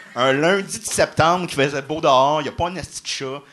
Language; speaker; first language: French; native; French